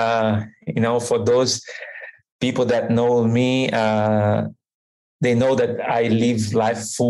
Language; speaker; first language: English; non-native, fluent; Portuguese